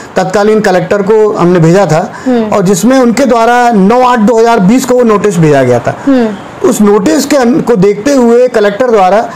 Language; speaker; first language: Hindi; native; Hindi